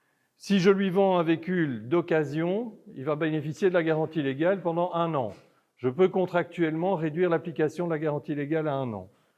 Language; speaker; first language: French; native; French